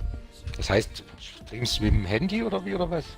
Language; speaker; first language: German; native; German